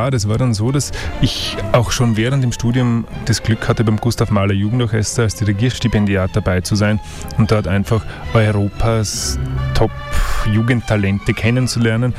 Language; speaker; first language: German; native; German